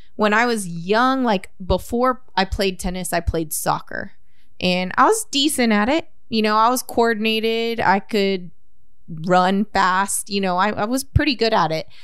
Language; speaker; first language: English; native; English